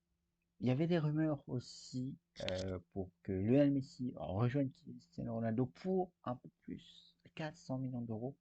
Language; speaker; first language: French; native; French